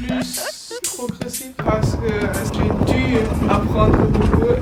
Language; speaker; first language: French; non-native, learner; German